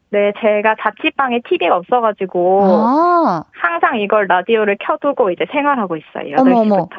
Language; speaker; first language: Korean; native; Korean